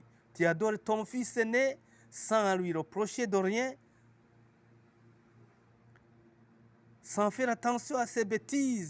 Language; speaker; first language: French; non-native, local second language; Rundi